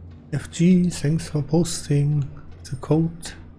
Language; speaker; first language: English; non-native, learner; German